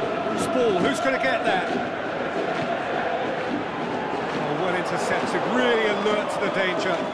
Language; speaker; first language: English; native; English